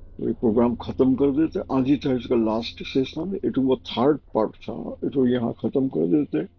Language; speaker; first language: Hindi; non-native, fluent; Bangla